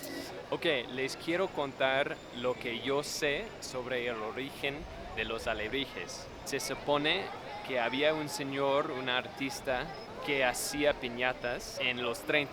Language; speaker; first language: Spanish; non-native, fluent; English